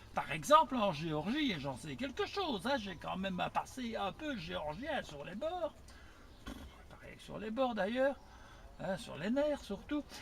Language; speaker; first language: French; native; French